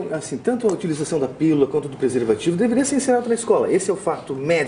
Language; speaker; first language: Portuguese; native; Portuguese